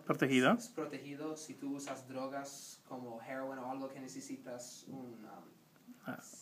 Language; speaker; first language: Spanish; non-native, learner; English